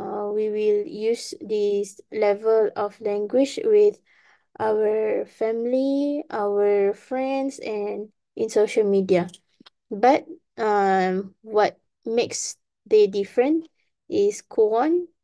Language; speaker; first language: English; non-native, local second language; Malay